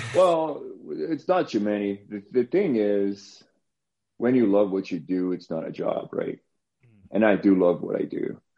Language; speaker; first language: English; non-native, fluent; Portuguese